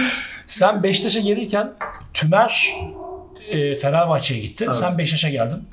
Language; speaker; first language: Turkish; native; Turkish